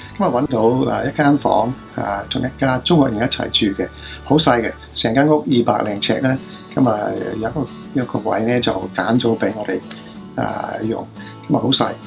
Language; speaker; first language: Cantonese; non-native, fluent; English